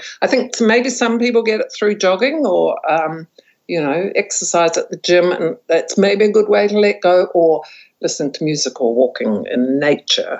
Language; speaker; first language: English; native; English